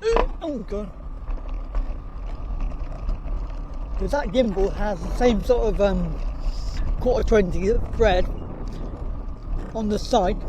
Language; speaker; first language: English; native; English